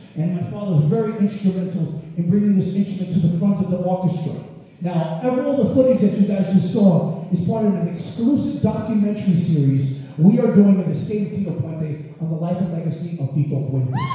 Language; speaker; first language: English; native; English